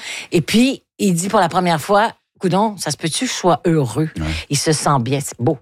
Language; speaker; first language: French; native; French